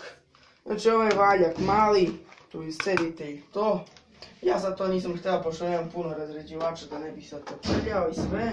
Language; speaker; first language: Serbian; native; Serbian